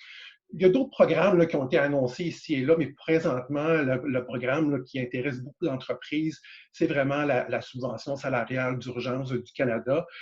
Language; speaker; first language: French; native; French